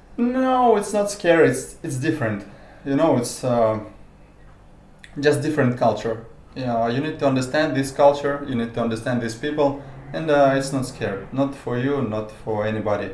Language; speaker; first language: English; non-native, learner; Russian